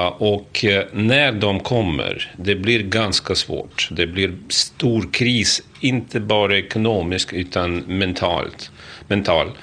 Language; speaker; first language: Swedish; non-native, fluent; Russian